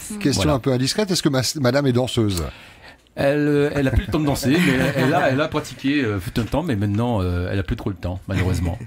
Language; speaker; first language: French; native; French